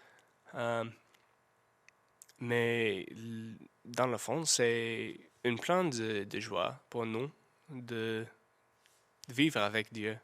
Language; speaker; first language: French; non-native, learner; English